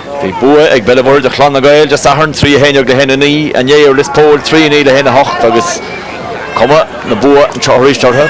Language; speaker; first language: Irish; native; Irish